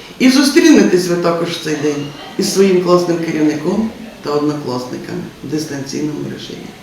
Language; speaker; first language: Ukrainian; native; Ukrainian